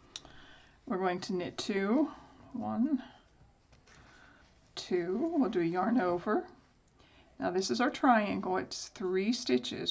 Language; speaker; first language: English; native; English